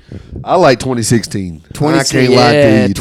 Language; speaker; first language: English; native; English